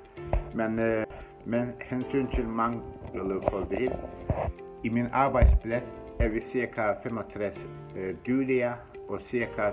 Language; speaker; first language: Danish; non-native, fluent; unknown